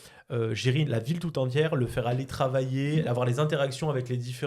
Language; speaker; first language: French; native; French